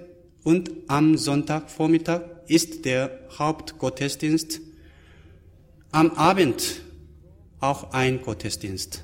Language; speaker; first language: German; non-native, fluent; Korean